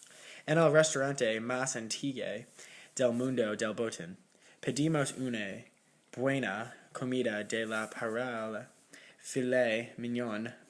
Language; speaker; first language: Spanish; non-native, learner; English